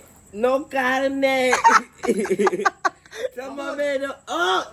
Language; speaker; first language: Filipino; non-native, learner; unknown